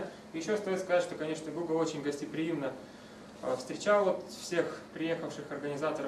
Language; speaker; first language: Russian; native; Russian